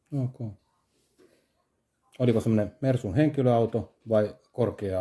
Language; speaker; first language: Finnish; native; Finnish